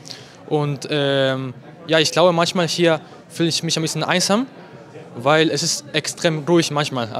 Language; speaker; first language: German; non-native, learner; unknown